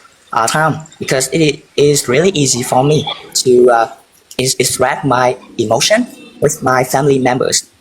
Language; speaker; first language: English; non-native, learner; Vietnamese